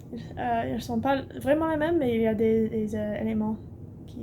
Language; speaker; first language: French; non-native, learner; English